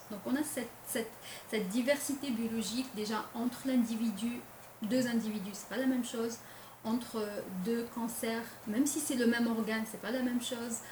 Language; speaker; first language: French; non-native, local second language; Arabic